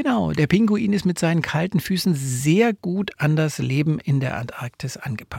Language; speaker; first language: German; native; German